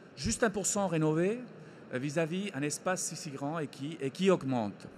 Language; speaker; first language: French; non-native, fluent; Spanish